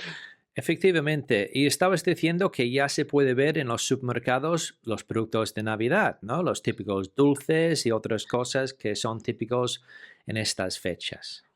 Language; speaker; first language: Spanish; non-native, fluent; English